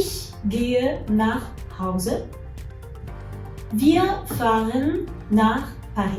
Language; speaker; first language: German; non-native, fluent; French